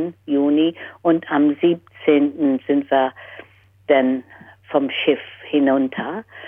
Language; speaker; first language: German; early bilingual, heritage; German